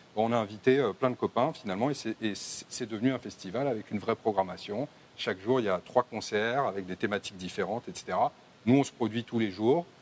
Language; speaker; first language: French; native; French